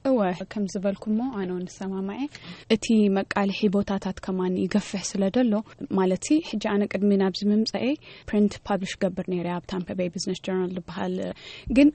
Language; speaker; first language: Tigrinya; early bilingual, heritage; Tigrinya